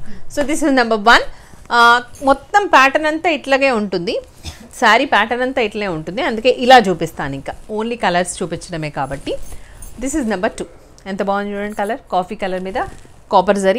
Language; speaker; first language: Telugu; native; Telugu